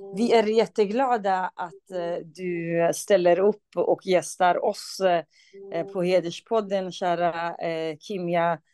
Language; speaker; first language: Swedish; non-native, fluent; Kurdish